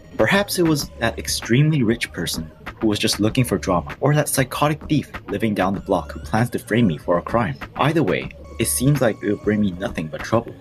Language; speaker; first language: English; non-native, fluent; Korean